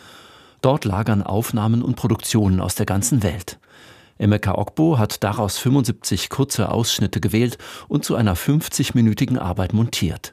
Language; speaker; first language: German; native; German